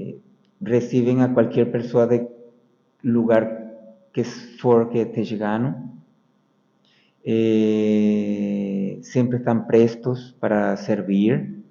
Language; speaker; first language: Portuguese; non-native, fluent; Spanish